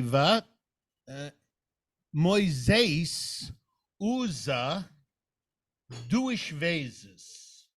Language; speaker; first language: Portuguese; non-native, learner; English